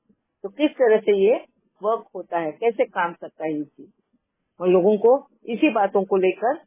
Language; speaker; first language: Hindi; native; Hindi